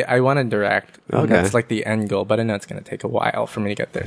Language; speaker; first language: English; early bilingual, other home language; Vietnamese